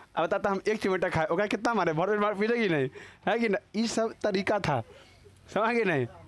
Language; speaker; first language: Hindi; native; Hindi